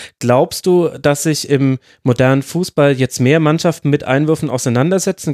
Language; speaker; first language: German; native; German